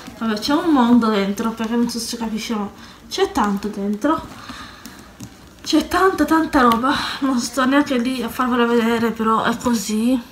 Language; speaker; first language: Italian; native; Italian